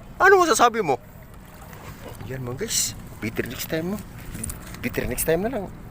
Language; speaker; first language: Filipino; non-native, local second language; Cebuano